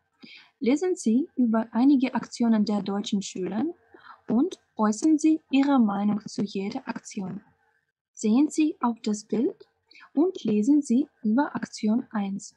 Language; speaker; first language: German; non-native, fluent; Russian